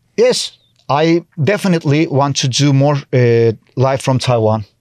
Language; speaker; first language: English; non-native, fluent; Turkish